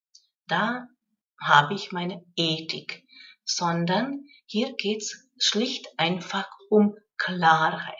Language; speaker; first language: German; non-native, fluent; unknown